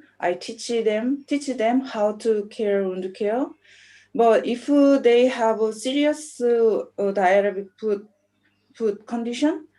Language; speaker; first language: English; non-native, learner; Korean